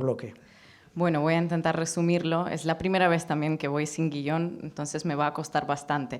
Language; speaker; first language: Spanish; non-native, fluent; Russian